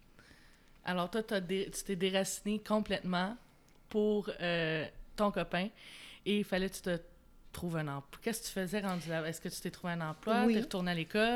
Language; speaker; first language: French; native; French